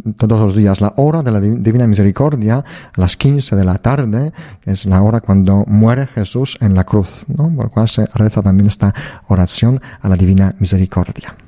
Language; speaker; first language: Spanish; non-native, fluent; Polish